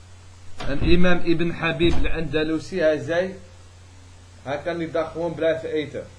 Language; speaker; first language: Dutch; early bilingual, other home language; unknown